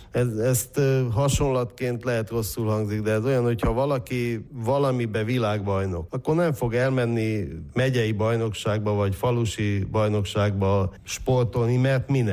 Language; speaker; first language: Hungarian; native; Hungarian